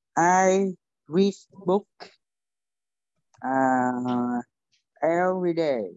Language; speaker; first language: English; non-native, learner; Vietnamese